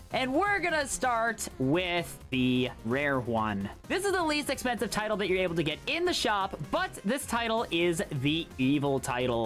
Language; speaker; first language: English; native; English